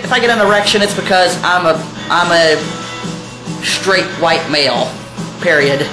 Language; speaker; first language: English; native; English